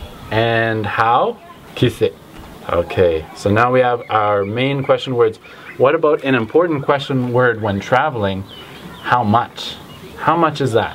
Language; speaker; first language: English; native; English